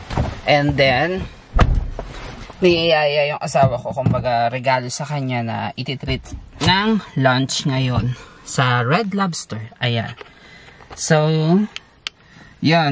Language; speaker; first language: Filipino; native; Filipino